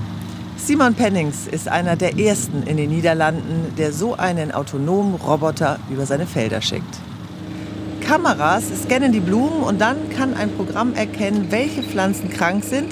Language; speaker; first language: German; native; German